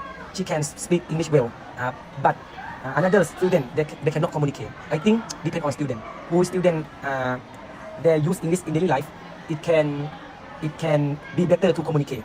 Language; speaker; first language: English; non-native, learner; Thai